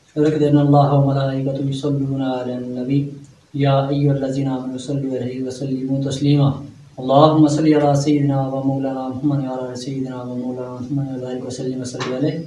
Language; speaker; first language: Urdu; non-native, local second language; Pahari-Potwari